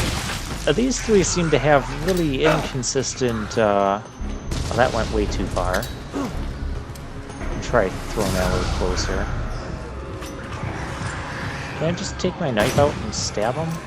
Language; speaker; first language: English; native; English